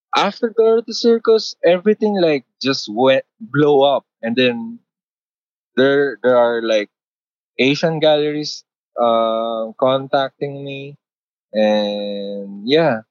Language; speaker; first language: English; non-native, local second language; Filipino